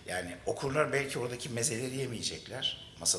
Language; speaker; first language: Turkish; native; Turkish